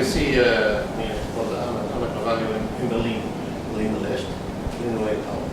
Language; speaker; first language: Portuguese; non-native, fluent; Dutch